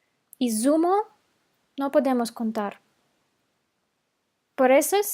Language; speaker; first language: Spanish; non-native, fluent; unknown